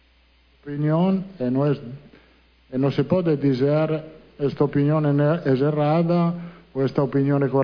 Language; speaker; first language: Portuguese; non-native, fluent; Italian